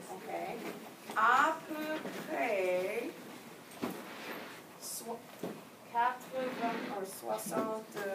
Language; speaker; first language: French; non-native, fluent; English